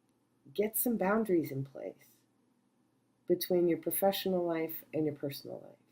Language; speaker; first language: English; native; English